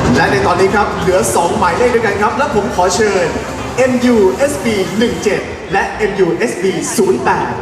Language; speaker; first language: Thai; native; Thai